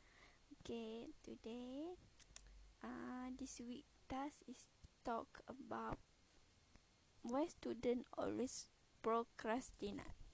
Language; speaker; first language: English; non-native, learner; Malay